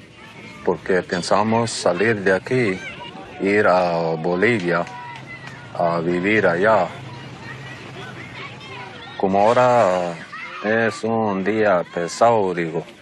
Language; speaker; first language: Spanish; non-native, local second language; Plautdietsch